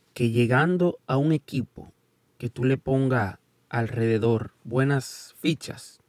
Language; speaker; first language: Spanish; early bilingual, heritage; Spanish